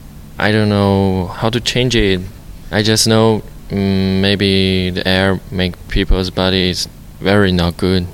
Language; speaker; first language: English; non-native, learner; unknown